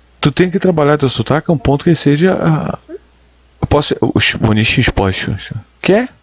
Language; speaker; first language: Portuguese; native; Portuguese